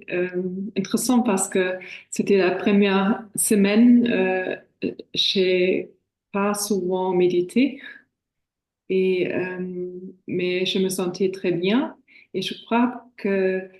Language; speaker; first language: French; non-native, fluent; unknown